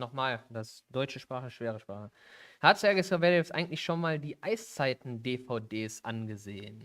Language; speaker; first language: German; native; German